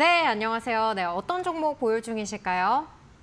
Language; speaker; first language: Korean; native; Korean